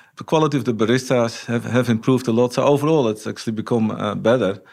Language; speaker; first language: English; non-native, fluent; Dutch